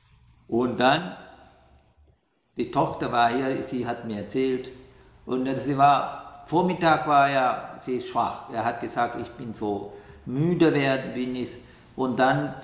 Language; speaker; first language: German; non-native, learner; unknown